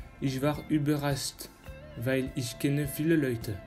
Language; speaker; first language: German; non-native, learner; French